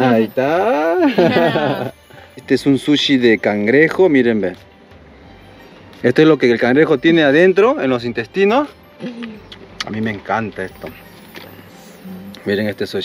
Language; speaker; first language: Spanish; native; Spanish